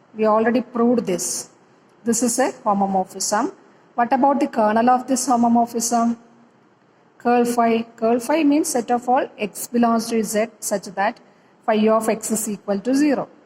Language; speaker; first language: English; non-native, local second language; Malayalam